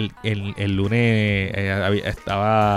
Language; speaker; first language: Spanish; native; Spanish